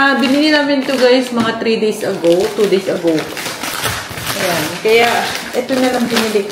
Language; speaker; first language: Filipino; non-native, local second language; Cebuano